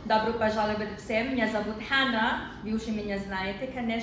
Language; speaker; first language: Russian; non-native, learner; Filipino